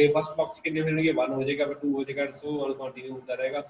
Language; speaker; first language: Hindi; non-native, local second language; Punjabi